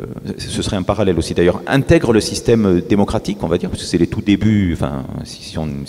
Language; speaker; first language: French; native; French